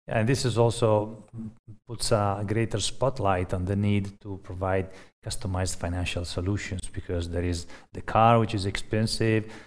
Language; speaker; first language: English; non-native, fluent; Italian